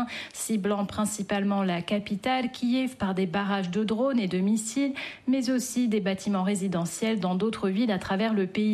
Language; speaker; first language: French; native; French